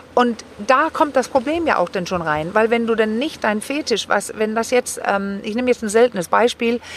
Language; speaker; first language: German; non-native, fluent; Danish